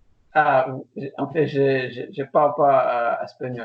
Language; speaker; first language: French; non-native, learner; English